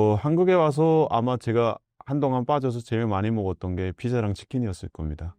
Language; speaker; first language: Korean; native; Korean